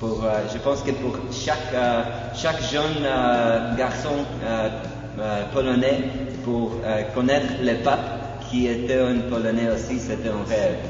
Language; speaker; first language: French; non-native, fluent; Polish